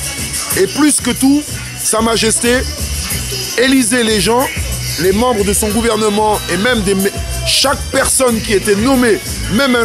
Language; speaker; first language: French; native; French